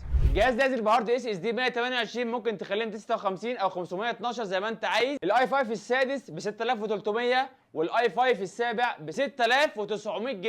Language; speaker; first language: Arabic; native; Arabic